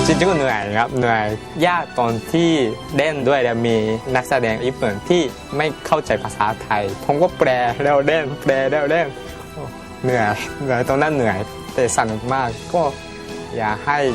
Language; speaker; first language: Thai; early bilingual, heritage; Japanese